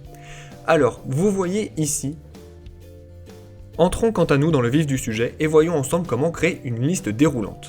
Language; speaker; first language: French; native; French